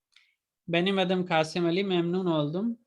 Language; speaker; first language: Turkish; non-native, fluent; Urdu